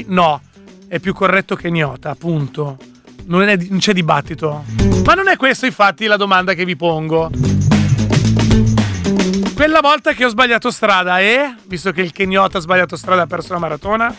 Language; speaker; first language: Italian; native; Italian